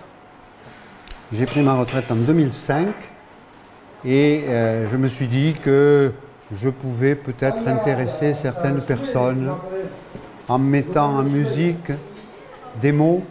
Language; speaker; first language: French; native; French